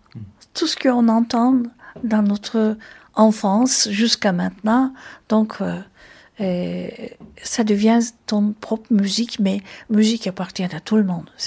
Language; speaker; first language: French; non-native, fluent; Turkish